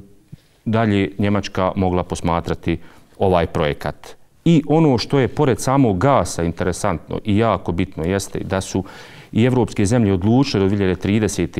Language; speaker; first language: Serbian; native; Serbian